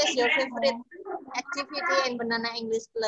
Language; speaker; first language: English; non-native, fluent; Indonesian